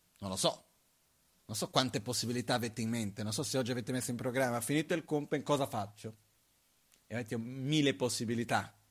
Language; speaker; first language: Italian; non-native, fluent; Portuguese